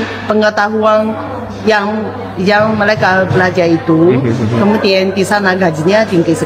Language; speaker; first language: Indonesian; non-native, fluent; Chinese